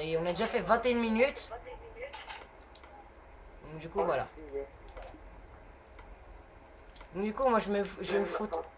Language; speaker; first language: French; native; French